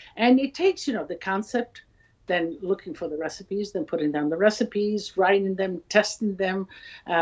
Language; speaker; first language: English; non-native, fluent; Italian